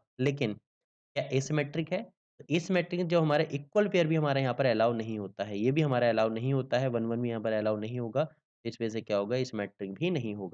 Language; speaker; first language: Hindi; native; Hindi